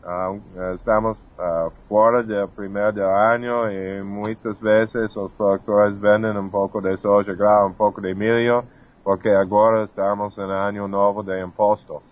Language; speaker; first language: Portuguese; non-native, fluent; English